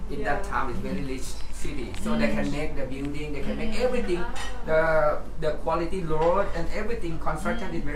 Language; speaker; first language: English; non-native, learner; Thai